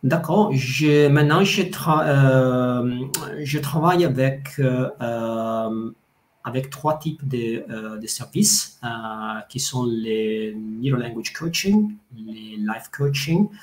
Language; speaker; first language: French; non-native, fluent; Italian